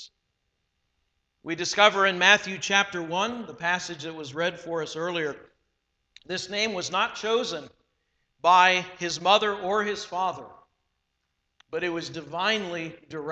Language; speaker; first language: English; native; English